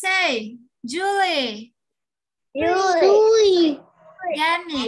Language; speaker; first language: English; non-native, learner; Vietnamese